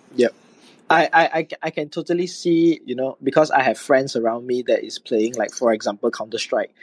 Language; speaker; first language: English; non-native, local second language; Chinese